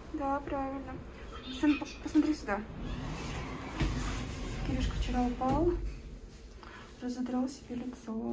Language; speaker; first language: Russian; native; Russian